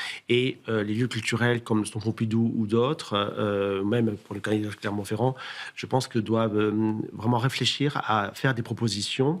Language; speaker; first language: French; native; French